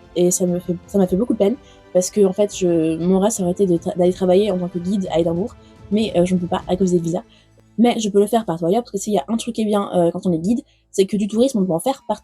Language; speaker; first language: French; native; French